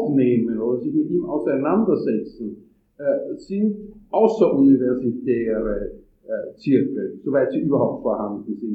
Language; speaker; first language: German; non-native, fluent; Italian